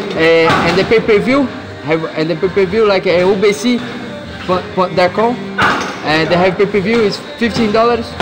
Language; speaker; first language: English; non-native, learner; Portuguese